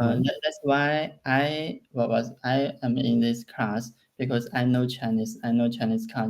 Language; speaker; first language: English; non-native, learner; Chinese